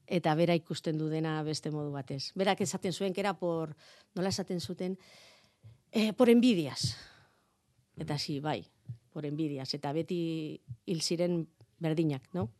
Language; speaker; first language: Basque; non-native, local second language; Spanish